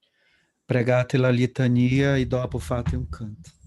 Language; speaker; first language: Italian; non-native, fluent; Portuguese